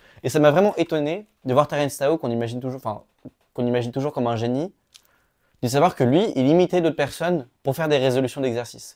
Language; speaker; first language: French; native; French